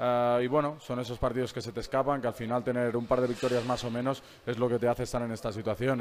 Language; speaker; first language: Spanish; native; Spanish